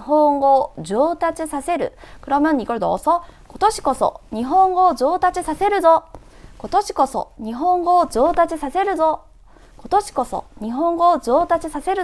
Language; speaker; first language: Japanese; non-native, fluent; Korean